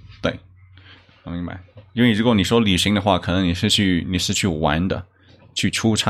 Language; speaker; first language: Chinese; non-native, learner; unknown